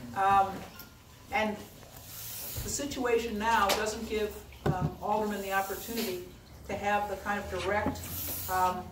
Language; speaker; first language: English; native; English